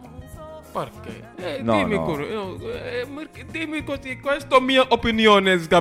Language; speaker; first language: Italian; non-native, learner; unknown